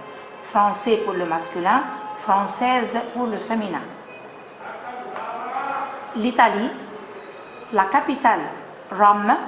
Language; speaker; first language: French; non-native, fluent; Arabic